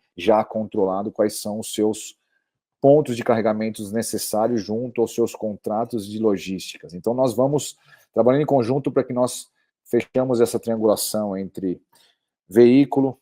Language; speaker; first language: Portuguese; native; Portuguese